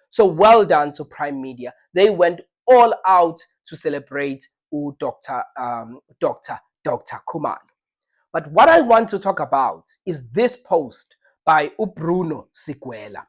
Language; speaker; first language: English; non-native, local second language; Zulu